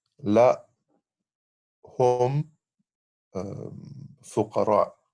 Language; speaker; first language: Arabic; non-native, learner; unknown